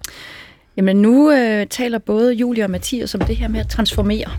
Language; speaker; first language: Danish; native; Danish